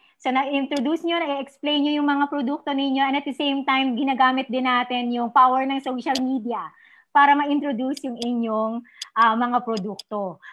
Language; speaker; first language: Filipino; native; Filipino